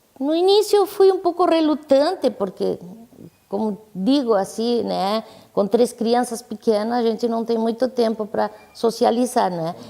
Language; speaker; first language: Portuguese; non-native, fluent; Spanish